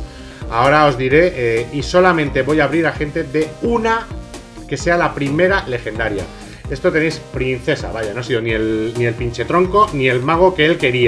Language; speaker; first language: Spanish; native; Spanish